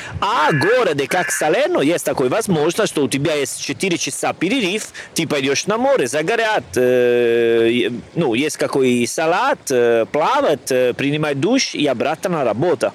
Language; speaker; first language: Russian; non-native, learner; Italian